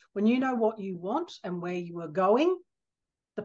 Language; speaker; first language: English; native; English